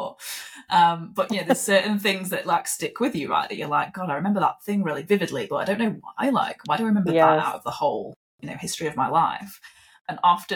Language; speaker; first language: English; native; English